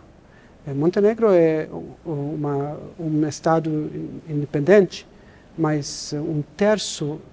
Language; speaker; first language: Portuguese; non-native, learner; Serbian